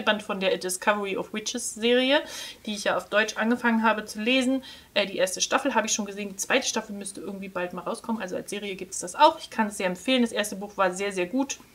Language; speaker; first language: German; native; German